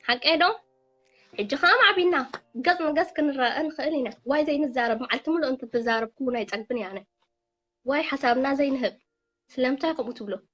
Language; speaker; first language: Tigrinya; early bilingual, heritage; Tigrinya